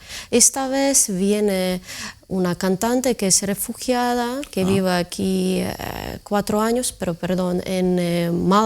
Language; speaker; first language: Spanish; non-native, fluent; Ukrainian